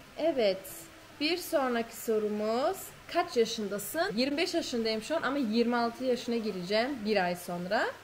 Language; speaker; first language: Turkish; early bilingual, heritage; Turkish